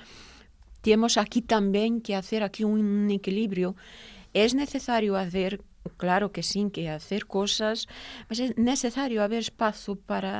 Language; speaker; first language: Spanish; non-native, fluent; Portuguese